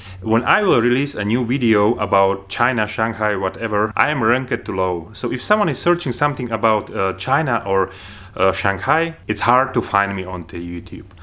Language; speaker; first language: English; non-native, fluent; Slovak